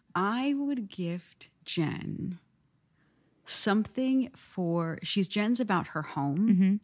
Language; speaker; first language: English; native; English